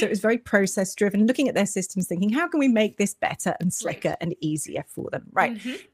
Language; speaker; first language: English; native; English